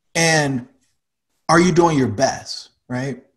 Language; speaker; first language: English; native; English